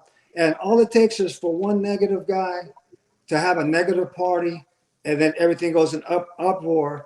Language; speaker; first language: English; native; English